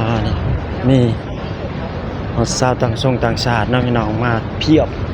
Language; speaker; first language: Thai; non-native, local second language; Lao